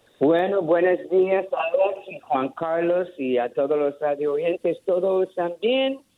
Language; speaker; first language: Spanish; early bilingual, heritage; Spanish